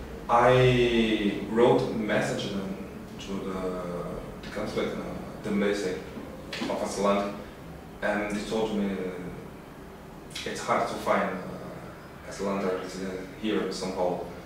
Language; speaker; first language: English; non-native, fluent; Portuguese